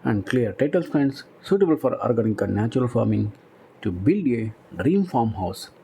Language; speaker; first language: English; non-native, local second language; Kannada